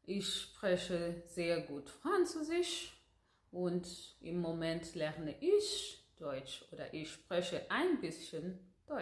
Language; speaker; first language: German; non-native, learner; Gusii